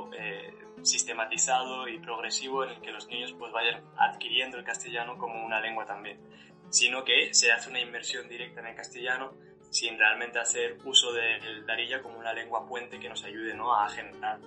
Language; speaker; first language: Spanish; native; Spanish